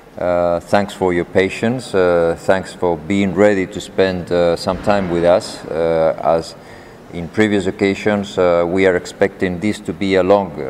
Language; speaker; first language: English; non-native, fluent; Spanish